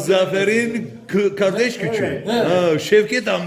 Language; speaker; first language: Turkish; non-native, learner; Abkhazian